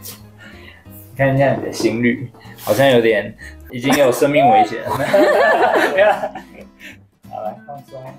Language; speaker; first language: Chinese; native; Chinese